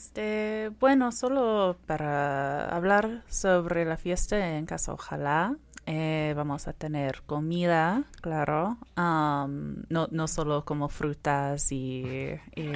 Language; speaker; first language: Spanish; non-native, fluent; English